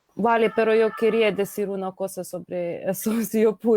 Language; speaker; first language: Spanish; non-native, fluent; Lithuanian